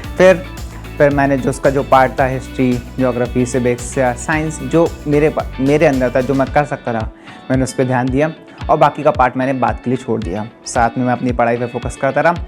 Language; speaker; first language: Hindi; native; Hindi